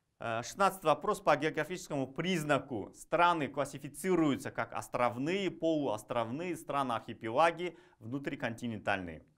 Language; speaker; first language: Russian; non-native, local second language; Kazakh